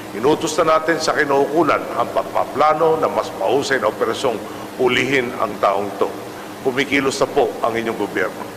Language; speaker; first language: Filipino; native; Filipino